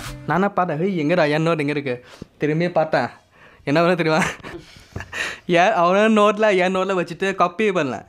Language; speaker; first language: Tamil; non-native, learner; Thai